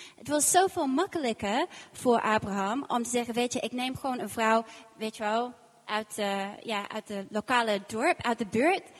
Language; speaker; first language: Dutch; non-native, fluent; English